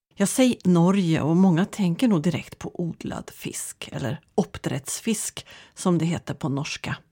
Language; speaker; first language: Swedish; native; Swedish